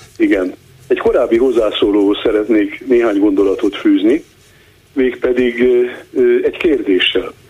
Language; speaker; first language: Hungarian; native; Hungarian